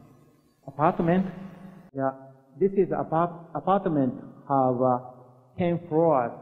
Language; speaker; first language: English; non-native, learner; Japanese